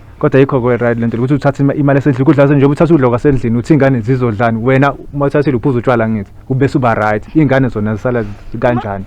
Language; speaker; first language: Zulu; native; Zulu